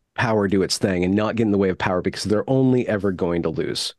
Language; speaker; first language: English; native; English